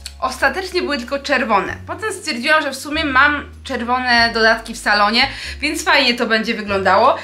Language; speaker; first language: Polish; native; Polish